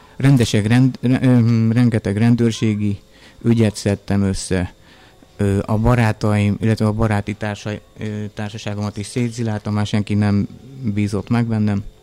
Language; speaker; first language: Hungarian; native; Hungarian